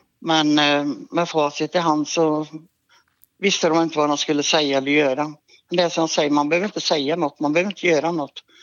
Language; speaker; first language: Swedish; native; Swedish